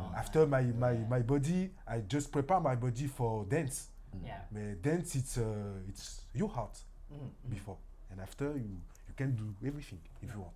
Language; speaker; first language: English; non-native, learner; French